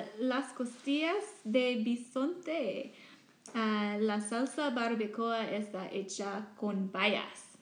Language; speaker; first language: Spanish; non-native, learner; English